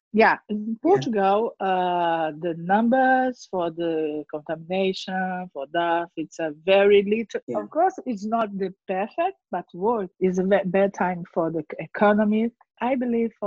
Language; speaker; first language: English; non-native, learner; Portuguese